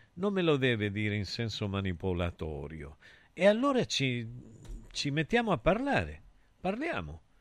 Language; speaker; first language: Italian; native; Italian